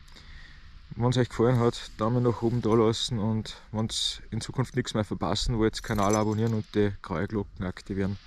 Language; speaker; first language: German; native; German